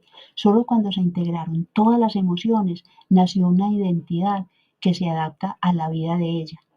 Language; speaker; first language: Spanish; native; Spanish